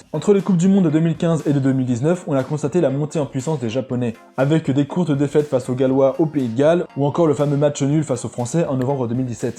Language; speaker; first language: French; native; French